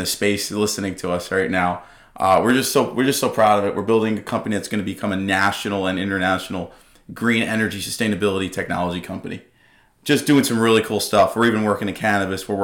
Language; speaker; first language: English; native; English